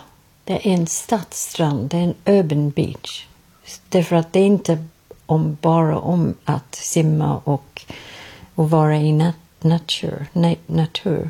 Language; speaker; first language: Swedish; non-native, learner; English